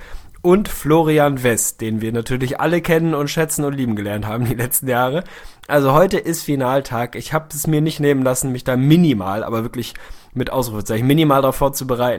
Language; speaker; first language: German; native; German